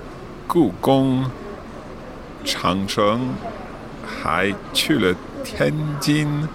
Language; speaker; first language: Chinese; non-native, learner; English